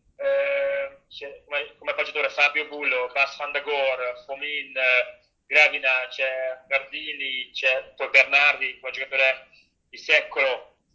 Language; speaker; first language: Italian; non-native, learner; Hungarian